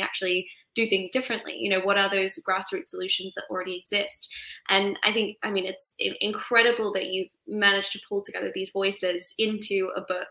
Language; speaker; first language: English; native; English